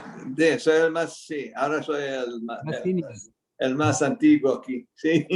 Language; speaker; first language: Spanish; non-native, fluent; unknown